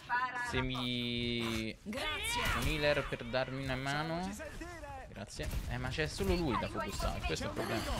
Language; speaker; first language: Italian; native; Italian